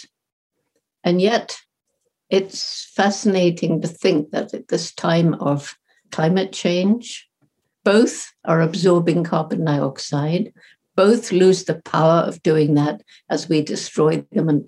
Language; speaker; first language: English; native; English